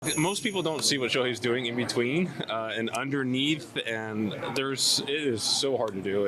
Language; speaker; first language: English; native; English